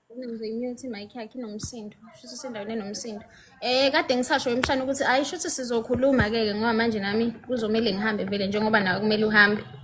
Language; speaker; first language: Zulu; native; Zulu